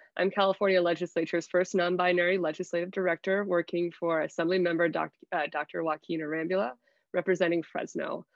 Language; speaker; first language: English; native; English